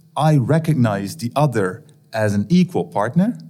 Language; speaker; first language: English; non-native, fluent; Dutch